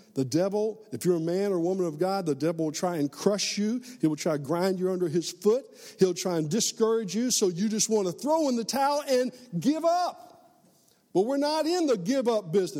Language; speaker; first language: English; native; English